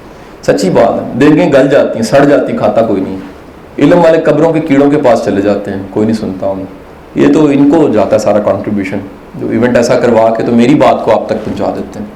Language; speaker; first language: Urdu; native; Urdu